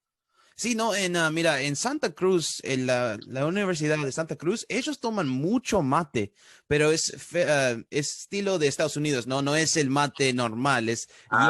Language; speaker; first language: Spanish; early bilingual, heritage; Spanish